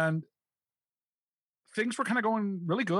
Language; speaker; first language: English; native; English